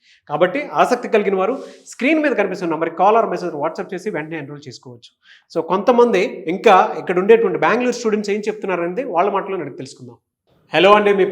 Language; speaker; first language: Telugu; native; Telugu